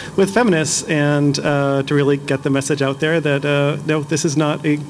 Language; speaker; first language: English; native; English